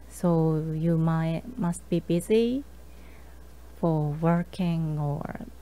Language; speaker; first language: English; non-native, learner; Japanese